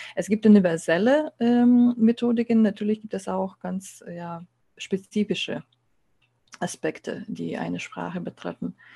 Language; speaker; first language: German; non-native, fluent; Lithuanian